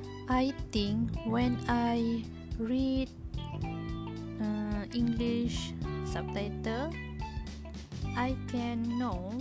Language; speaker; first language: English; non-native, learner; Malay